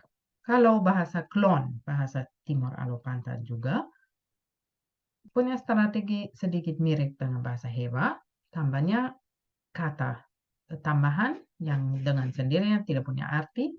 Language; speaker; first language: Indonesian; non-native, fluent; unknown